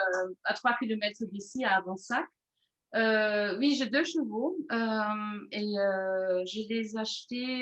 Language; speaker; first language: French; non-native, fluent; German